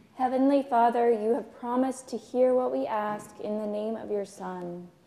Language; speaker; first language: English; native; English